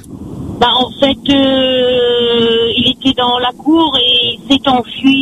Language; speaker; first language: French; native; French